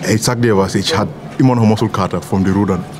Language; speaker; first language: German; non-native, fluent; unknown